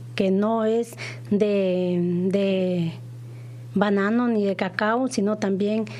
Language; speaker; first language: Spanish; native; Spanish